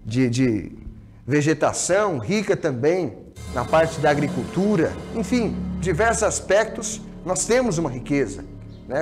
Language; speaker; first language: Portuguese; native; Portuguese